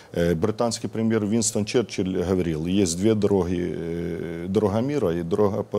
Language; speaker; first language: Russian; non-native, local second language; Ukrainian